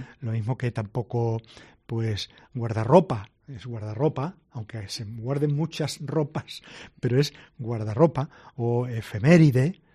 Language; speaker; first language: Spanish; native; Spanish